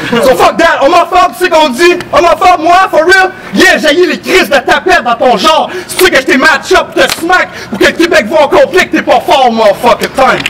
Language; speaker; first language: French; native; French